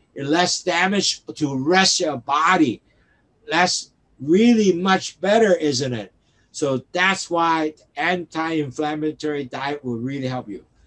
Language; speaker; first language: English; non-native, local second language; Cantonese